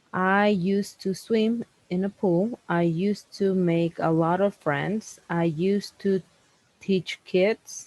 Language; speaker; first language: English; non-native, fluent; Spanish